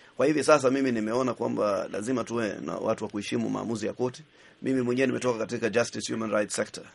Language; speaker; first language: Swahili; native; Swahili